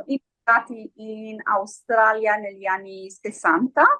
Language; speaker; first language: Italian; early bilingual, heritage; Friulian